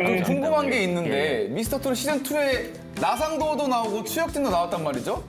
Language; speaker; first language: Korean; native; Korean